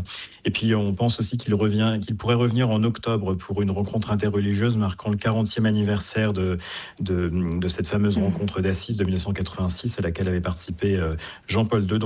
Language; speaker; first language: French; native; French